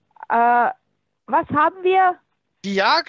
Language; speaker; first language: German; non-native, learner; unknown